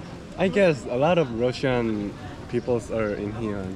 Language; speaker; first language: English; non-native, learner; Korean